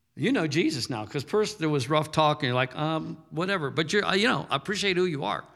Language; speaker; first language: English; early bilingual, other home language; German